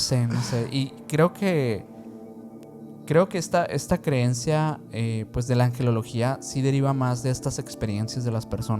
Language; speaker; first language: Spanish; native; Spanish